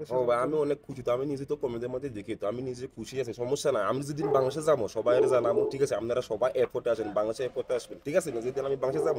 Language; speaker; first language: Bangla; non-native, learner; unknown